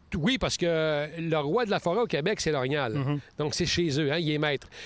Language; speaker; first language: French; native; French